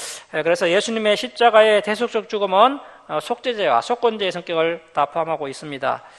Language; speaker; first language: Korean; native; Korean